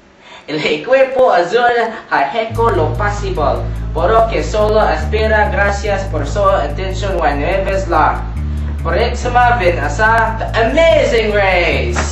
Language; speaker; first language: Spanish; non-native, learner; English